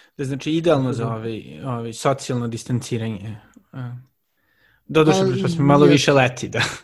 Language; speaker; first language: Serbian; native; Serbian